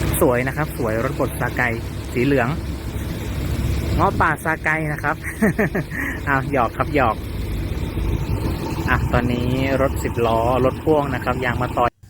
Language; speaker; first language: Thai; native; Thai